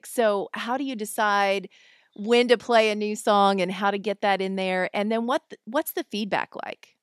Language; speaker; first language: English; native; English